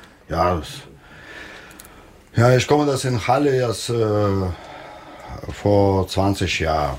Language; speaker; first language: German; non-native, learner; Russian